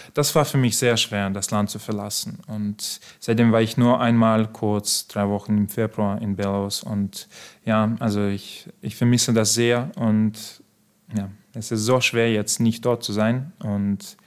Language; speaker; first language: German; non-native, fluent; Belarusian